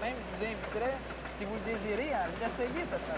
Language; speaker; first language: French; native; French